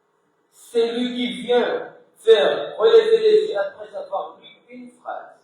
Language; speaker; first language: French; non-native, local second language; Comorian